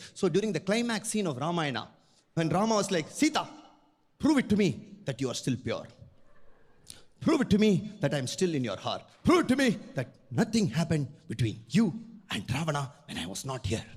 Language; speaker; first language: English; non-native, local second language; Tamil